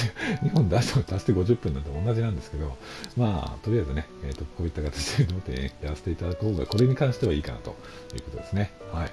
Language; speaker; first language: Japanese; native; Japanese